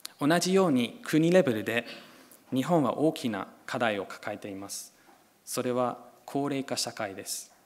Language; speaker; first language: Japanese; non-native, fluent; English